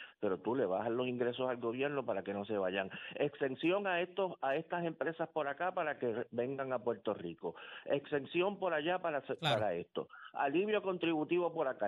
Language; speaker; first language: Spanish; native; Spanish